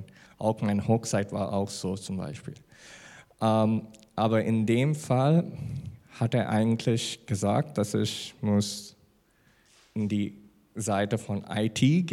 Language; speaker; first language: German; non-native, learner; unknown